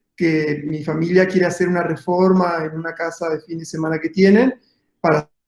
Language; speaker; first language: Spanish; native; Spanish